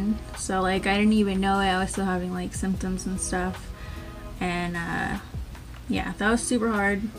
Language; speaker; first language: English; native; English